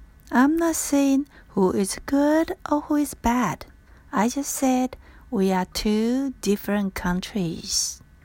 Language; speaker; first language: English; non-native, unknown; Min Nan Chinese